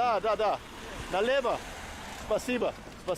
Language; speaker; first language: Russian; non-native, learner; English